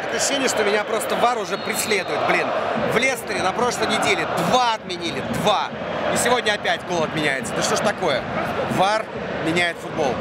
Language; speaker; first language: Russian; native; Russian